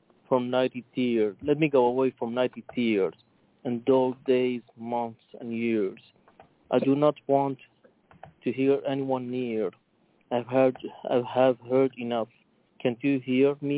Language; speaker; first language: English; non-native, fluent; Arabic